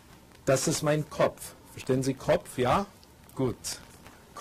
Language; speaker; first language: German; non-native, fluent; English